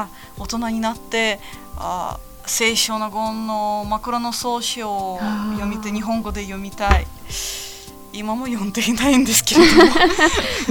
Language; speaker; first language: Japanese; non-native, fluent; Latvian